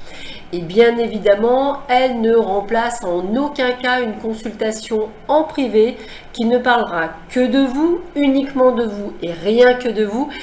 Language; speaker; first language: French; native; French